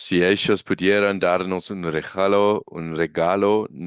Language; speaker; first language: Spanish; non-native, learner; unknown